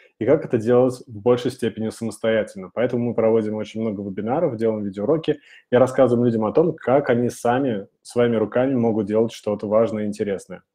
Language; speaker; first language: Russian; native; Russian